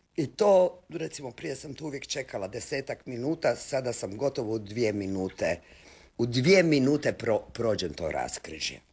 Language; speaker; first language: Croatian; native; Croatian